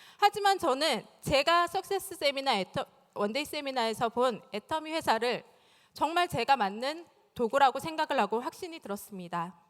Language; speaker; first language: Korean; native; Korean